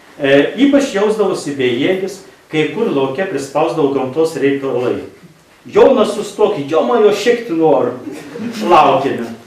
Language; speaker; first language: Lithuanian; native; Lithuanian